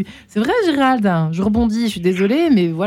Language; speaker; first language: French; native; French